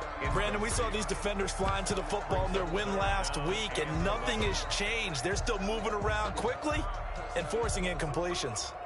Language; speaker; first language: English; native; English